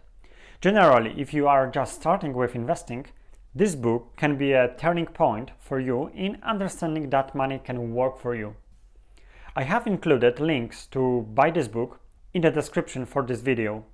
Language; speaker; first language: English; non-native, fluent; Polish